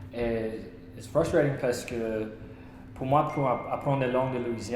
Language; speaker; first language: French; non-native, learner; English